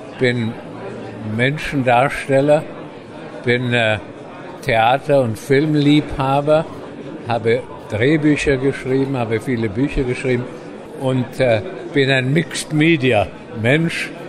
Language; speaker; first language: German; native; German